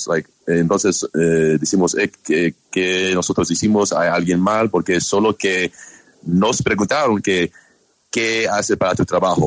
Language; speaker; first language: Spanish; non-native, learner; English